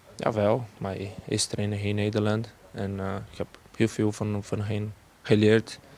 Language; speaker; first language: Dutch; non-native, fluent; Portuguese